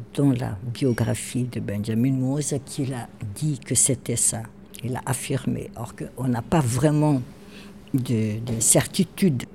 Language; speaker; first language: French; non-native, fluent; Portuguese